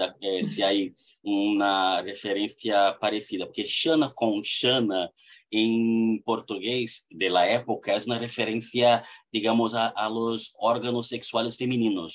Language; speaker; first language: Spanish; non-native, fluent; Portuguese